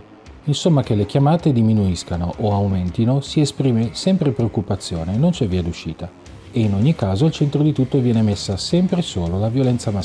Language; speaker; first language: Italian; native; Italian